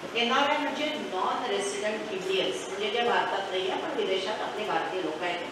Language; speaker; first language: Marathi; non-native, local second language; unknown